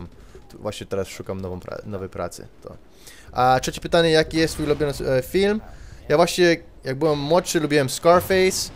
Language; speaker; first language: Polish; early bilingual, heritage; Polish